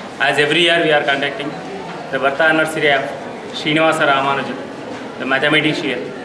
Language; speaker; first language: English; non-native, local second language; Telugu